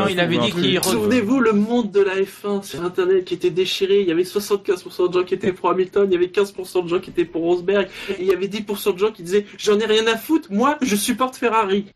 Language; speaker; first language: French; native; French